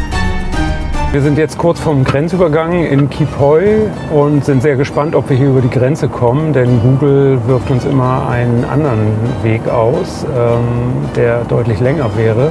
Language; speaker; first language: German; native; German